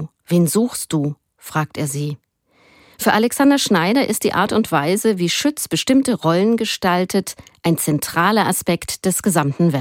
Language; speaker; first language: German; native; German